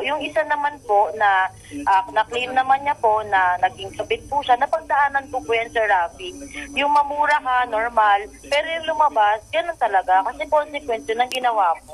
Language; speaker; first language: Filipino; native; Filipino